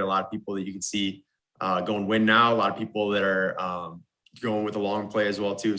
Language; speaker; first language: English; native; English